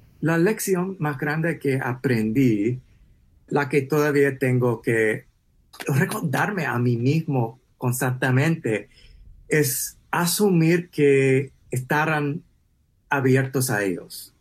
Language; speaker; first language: Spanish; early bilingual, heritage; English